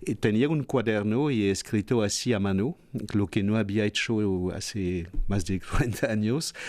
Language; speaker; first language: Spanish; non-native, fluent; French